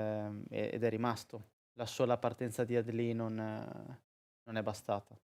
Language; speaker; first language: Italian; native; Italian